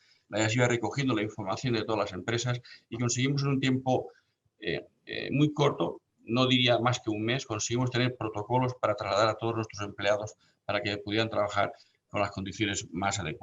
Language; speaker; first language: Spanish; native; Spanish